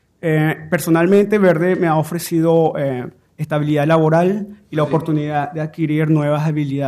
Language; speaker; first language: Spanish; native; Spanish